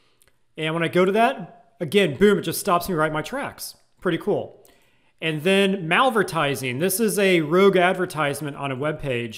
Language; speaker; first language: English; native; English